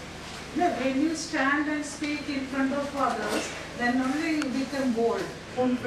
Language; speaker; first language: English; non-native, local second language; Hindi